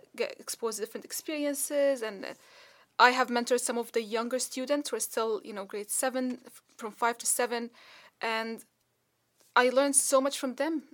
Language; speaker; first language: English; non-native, fluent; Arabic